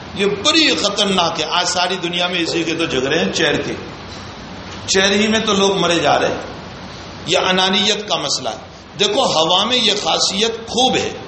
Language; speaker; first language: Urdu; native; Urdu